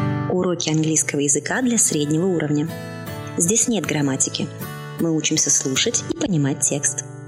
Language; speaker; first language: Russian; native; Russian